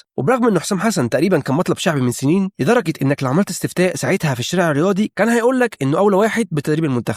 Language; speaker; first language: Arabic; native; Arabic